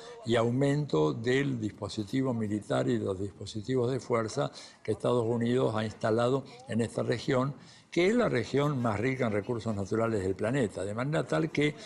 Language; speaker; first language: Spanish; native; Spanish